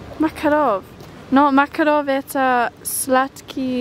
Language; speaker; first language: Russian; non-native, learner; English